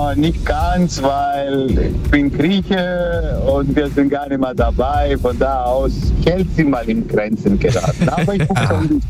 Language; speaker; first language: German; early bilingual, other home language; Greek